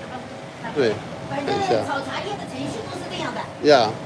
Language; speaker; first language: Chinese; non-native, fluent; English